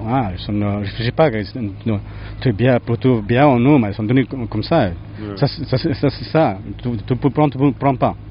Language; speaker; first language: French; non-native, learner; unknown